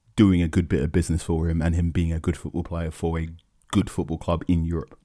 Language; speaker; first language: English; early bilingual, other home language; Akan